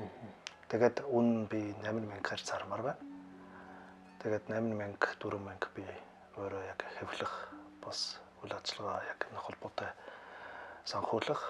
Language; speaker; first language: Mongolian; non-native, fluent; German